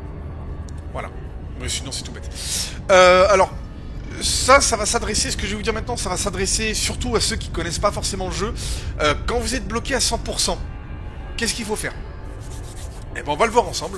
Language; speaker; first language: French; native; French